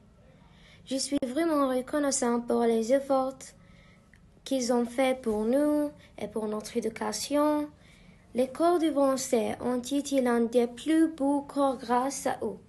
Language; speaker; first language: French; non-native, learner; Arabic